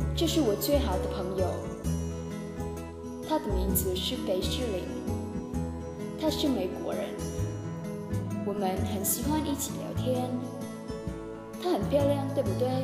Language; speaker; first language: Chinese; non-native, learner; Vietnamese